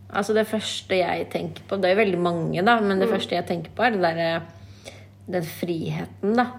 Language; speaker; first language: Norwegian; non-native, local second language; Kurdish